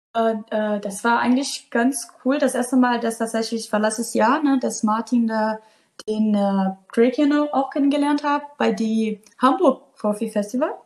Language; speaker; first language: German; non-native, fluent; Portuguese